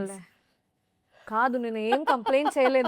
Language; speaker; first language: Telugu; non-native, fluent; Hindi